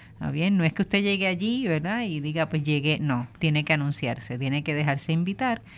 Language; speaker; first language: Spanish; native; Spanish